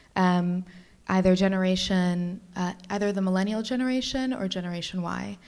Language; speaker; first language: English; native; English